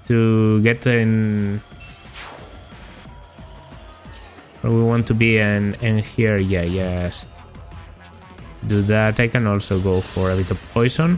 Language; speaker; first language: English; non-native, fluent; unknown